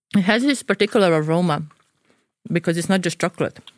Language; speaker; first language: English; non-native, fluent; Croatian